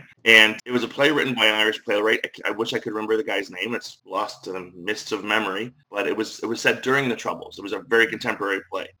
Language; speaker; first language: English; native; English